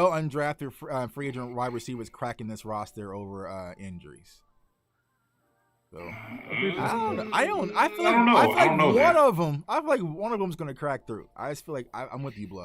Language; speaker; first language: English; native; English